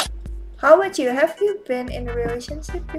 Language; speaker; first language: English; non-native, learner; Indonesian